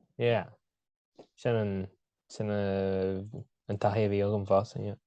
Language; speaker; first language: Irish; non-native, local second language; English